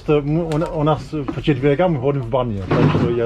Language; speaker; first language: Russian; non-native, learner; English